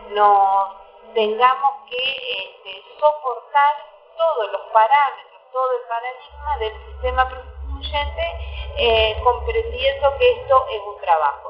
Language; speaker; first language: Spanish; native; Spanish